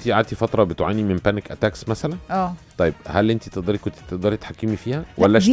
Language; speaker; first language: Arabic; native; Arabic